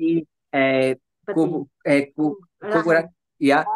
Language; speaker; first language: Indonesian; non-native, learner; Spanish